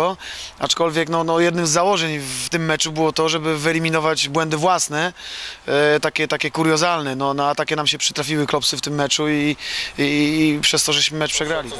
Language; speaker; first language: Polish; native; Polish